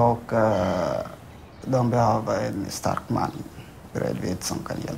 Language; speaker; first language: Swedish; non-native, fluent; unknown